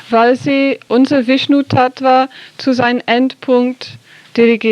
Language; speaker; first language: German; non-native, fluent; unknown